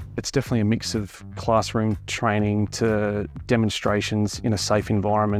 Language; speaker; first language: English; native; English